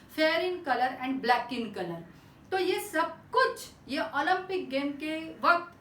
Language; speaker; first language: Hindi; non-native, local second language; Marathi